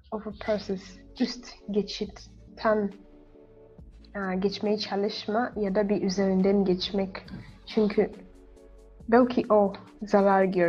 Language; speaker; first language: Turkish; non-native, fluent; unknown